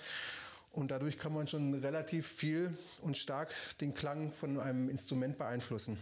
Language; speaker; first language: German; native; German